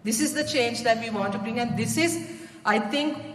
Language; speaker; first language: English; non-native, local second language; Sinhala